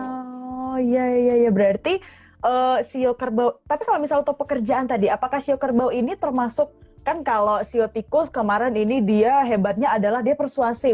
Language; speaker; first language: Indonesian; native; Indonesian